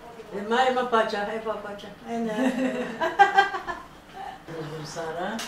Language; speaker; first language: Hebrew; non-native, fluent; Arabic